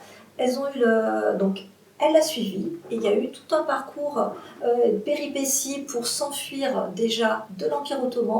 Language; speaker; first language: French; native; French